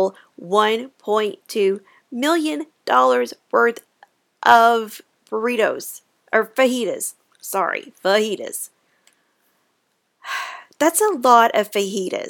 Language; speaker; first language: English; native; English